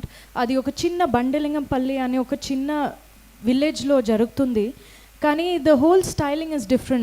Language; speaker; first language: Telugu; non-native, fluent; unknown